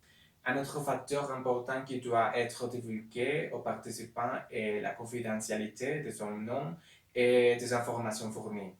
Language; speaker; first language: French; non-native, learner; Spanish